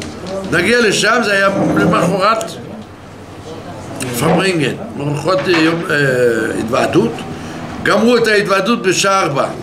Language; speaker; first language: Hebrew; non-native, fluent; French